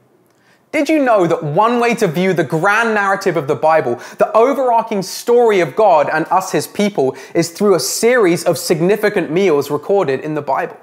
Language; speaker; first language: English; native; English